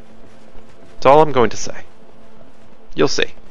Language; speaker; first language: English; native; English